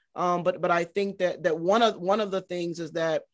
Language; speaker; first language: English; native; English